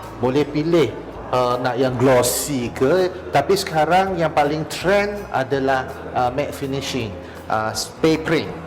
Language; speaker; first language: Malay; non-native, local second language; Chinese